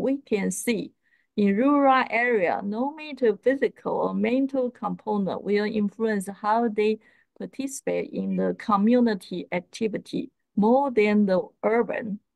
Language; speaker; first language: English; non-native, fluent; Chinese